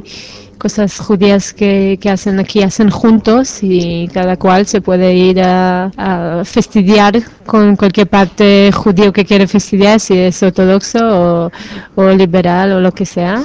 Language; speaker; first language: Spanish; non-native, fluent; Hebrew